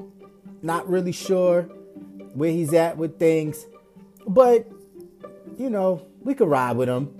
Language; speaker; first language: English; native; English